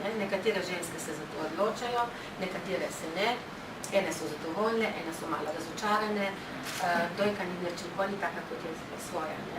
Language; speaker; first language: Slovenian; native; Slovenian